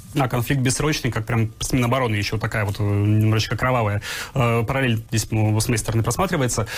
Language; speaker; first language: Russian; native; Russian